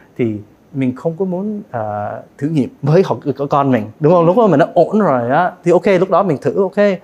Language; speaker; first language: Vietnamese; early bilingual, heritage; Vietnamese